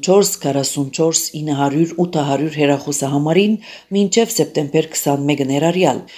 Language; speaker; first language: Armenian; early bilingual, heritage; Armenian